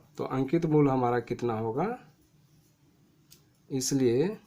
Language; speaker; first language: Hindi; native; Hindi